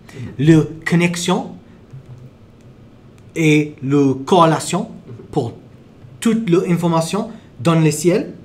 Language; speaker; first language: French; non-native, learner; English